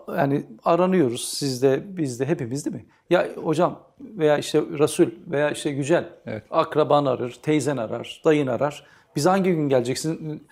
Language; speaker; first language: Turkish; native; Turkish